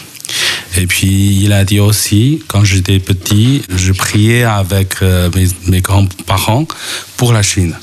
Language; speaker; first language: French; non-native, fluent; Chinese